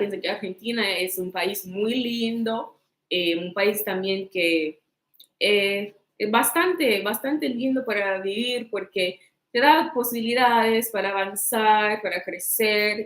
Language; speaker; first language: Spanish; non-native, fluent; English